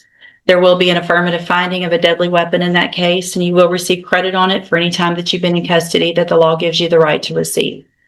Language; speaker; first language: English; native; English